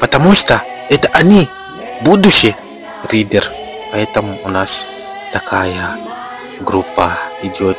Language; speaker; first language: Russian; non-native, learner; Bemba